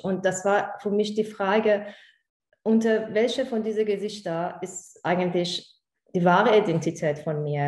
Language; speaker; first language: German; non-native, fluent; Persian